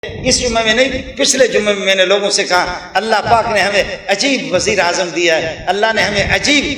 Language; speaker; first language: Urdu; non-native, local second language; Brahui